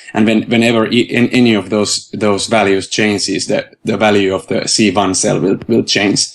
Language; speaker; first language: English; non-native, fluent; Finnish